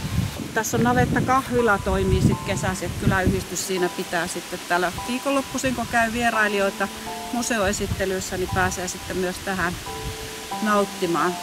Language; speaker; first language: Finnish; native; Finnish